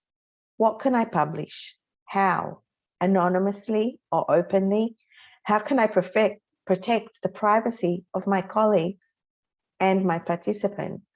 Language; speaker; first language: English; non-native, fluent; Hebrew